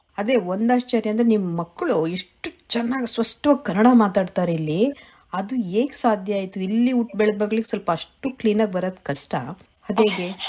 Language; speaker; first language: Kannada; native; Kannada